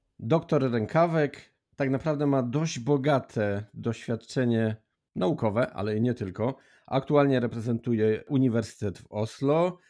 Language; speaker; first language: Polish; native; Polish